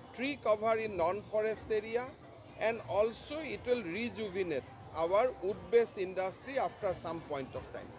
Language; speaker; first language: English; non-native, local second language; Assamese